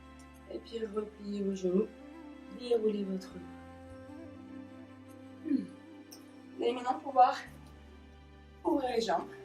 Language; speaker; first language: French; native; French